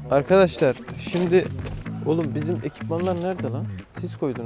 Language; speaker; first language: Turkish; native; Turkish